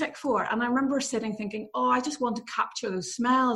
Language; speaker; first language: English; native; English